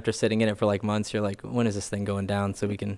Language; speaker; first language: English; native; English